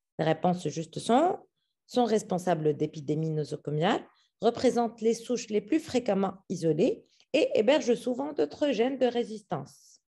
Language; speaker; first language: French; non-native, local second language; Arabic